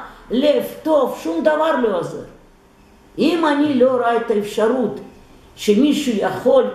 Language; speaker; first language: Hebrew; non-native, fluent; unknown